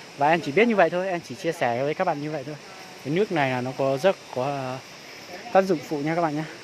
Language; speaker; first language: Vietnamese; non-native, local second language; Hmong